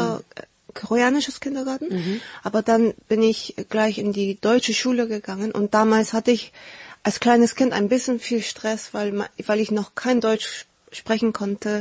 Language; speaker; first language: German; early bilingual, heritage; Korean